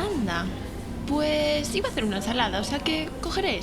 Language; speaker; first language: Spanish; native; Spanish